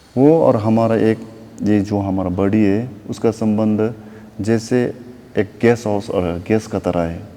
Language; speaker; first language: Hindi; non-native, local second language; Nepali